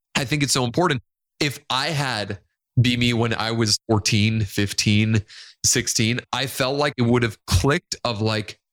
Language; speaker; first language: English; non-native, fluent; Spanish